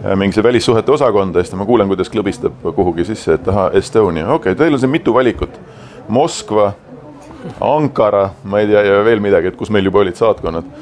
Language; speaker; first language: Estonian; native; Estonian